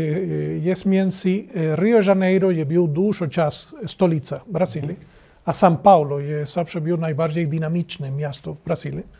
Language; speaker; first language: Polish; non-native, learner; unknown